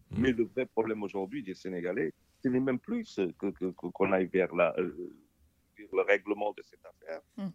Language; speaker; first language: French; non-native, local second language; Wolof